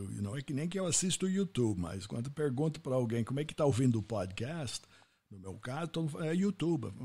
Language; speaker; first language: Portuguese; non-native, fluent; English